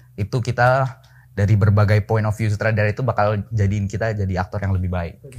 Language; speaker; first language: Indonesian; native; Indonesian